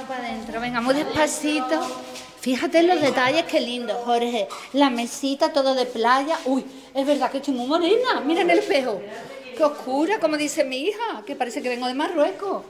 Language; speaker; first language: Spanish; native; Spanish